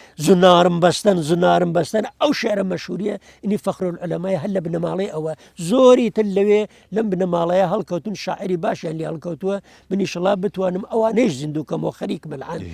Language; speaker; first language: Central Kurdish; non-native, local second language; Gurani